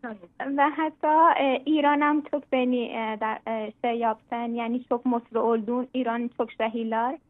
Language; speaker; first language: Turkish; non-native, learner; Persian